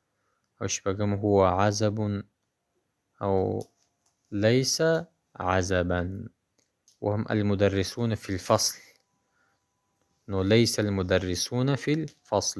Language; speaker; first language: Arabic; non-native, fluent; Pashto